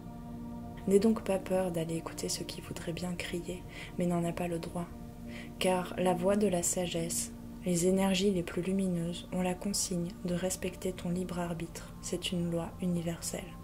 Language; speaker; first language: French; native; French